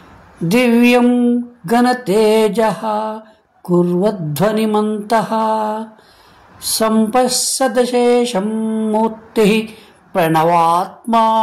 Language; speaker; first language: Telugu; native; Telugu